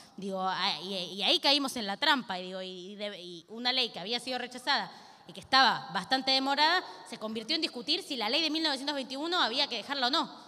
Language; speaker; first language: Spanish; native; Spanish